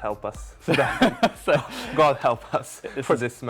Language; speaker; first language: English; non-native, fluent; Danish